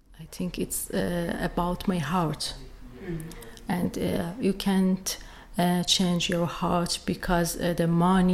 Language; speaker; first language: English; non-native, learner; Persian